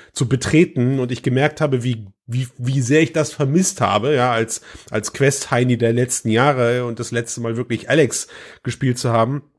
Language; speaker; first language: German; native; German